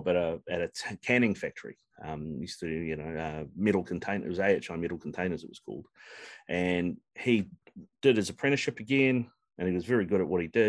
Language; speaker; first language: English; native; English